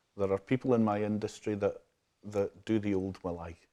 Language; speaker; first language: English; native; English